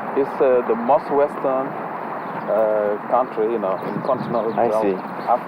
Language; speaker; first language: English; non-native, fluent; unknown